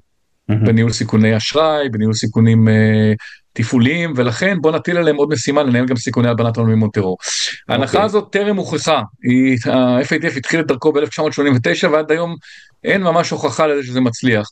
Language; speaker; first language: Hebrew; native; Hebrew